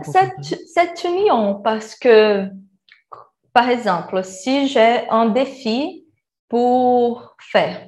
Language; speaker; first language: French; non-native, learner; Portuguese